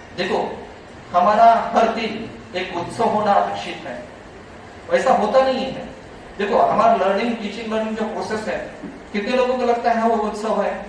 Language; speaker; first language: Hindi; non-native, local second language; Marathi